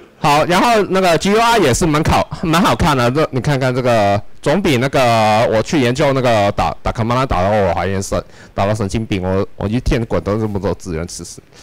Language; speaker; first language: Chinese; non-native, local second language; Cantonese